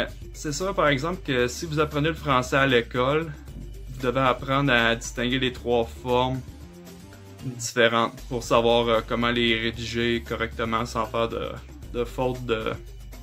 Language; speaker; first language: French; native; French